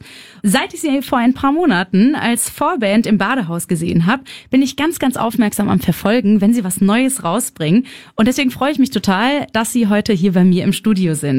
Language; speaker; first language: German; native; German